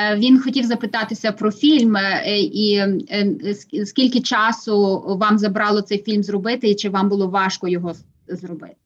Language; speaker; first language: Ukrainian; native; Ukrainian